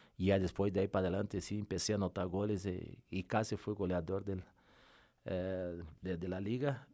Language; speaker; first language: Spanish; non-native, fluent; Portuguese